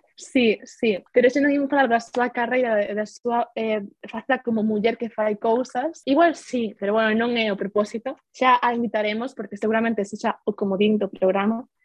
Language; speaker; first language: Galician; native; Galician